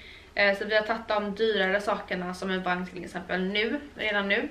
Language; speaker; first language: Swedish; native; Swedish